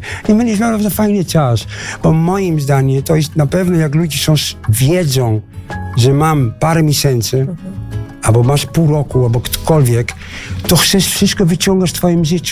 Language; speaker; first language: Polish; non-native, learner; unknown